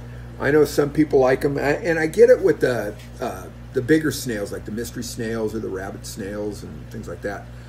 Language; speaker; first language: English; native; English